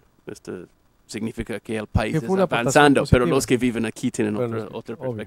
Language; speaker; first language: Spanish; non-native, fluent; English